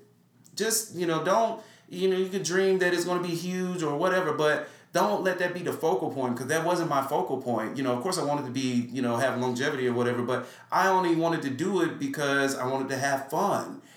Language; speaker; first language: English; native; English